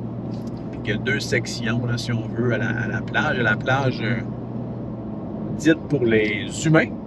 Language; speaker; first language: French; native; French